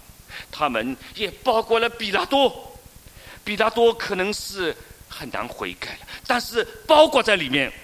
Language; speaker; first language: Chinese; native; Chinese